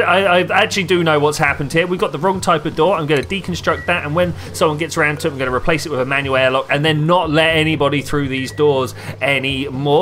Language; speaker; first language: English; native; English